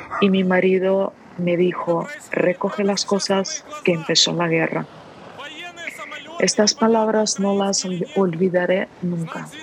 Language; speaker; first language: Spanish; non-native, fluent; Ukrainian